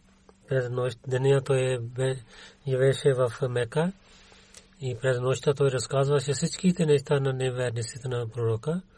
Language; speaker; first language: Bulgarian; non-native, learner; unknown